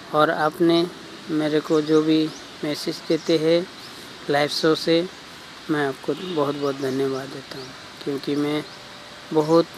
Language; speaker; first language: Hindi; non-native, local second language; Nepali